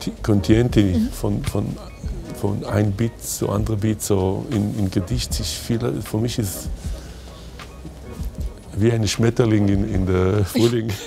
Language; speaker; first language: German; non-native, learner; Hebrew